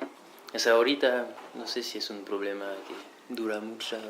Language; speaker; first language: Spanish; non-native, fluent; French